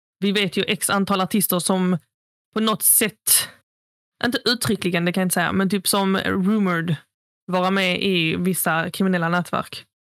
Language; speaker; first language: Swedish; early bilingual, other home language; Arabic